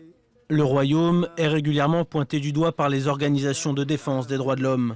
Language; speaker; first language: French; native; French